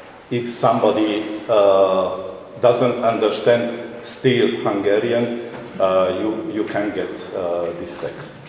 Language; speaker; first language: English; non-native, fluent; Hungarian